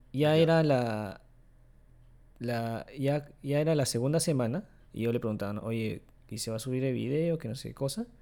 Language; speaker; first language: Spanish; early bilingual, other home language; Japanese